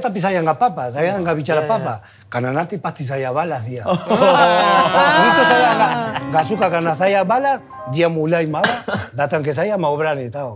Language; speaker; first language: Indonesian; non-native, fluent; Spanish